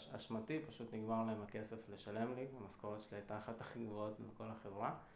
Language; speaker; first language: Hebrew; early bilingual, other home language; Russian